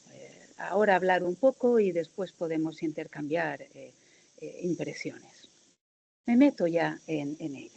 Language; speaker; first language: Spanish; native; Spanish